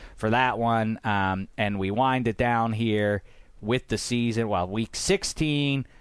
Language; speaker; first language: English; native; English